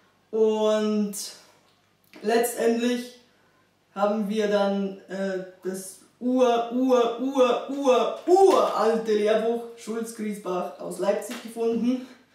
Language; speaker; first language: German; non-native, fluent; Bulgarian